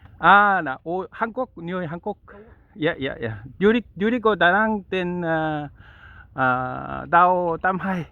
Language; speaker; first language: Vietnamese; non-native, learner; Korean